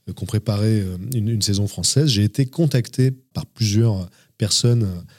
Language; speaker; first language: French; native; French